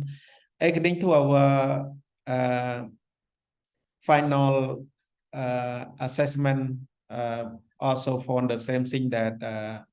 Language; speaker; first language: English; non-native, fluent; Khmer